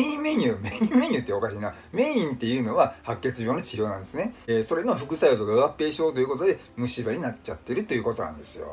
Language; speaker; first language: Japanese; native; Japanese